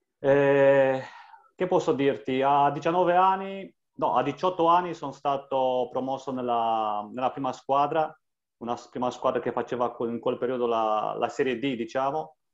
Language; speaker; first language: Italian; non-native, fluent; Romanian